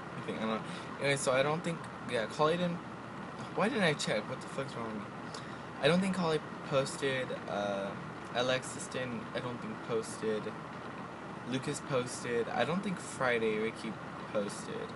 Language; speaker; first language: English; native; English